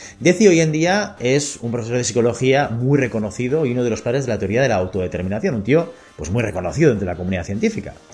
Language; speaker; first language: Spanish; native; Spanish